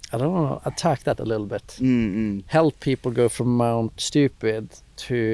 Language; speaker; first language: English; non-native, fluent; Swedish